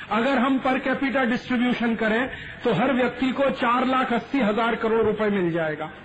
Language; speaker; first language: Hindi; native; Hindi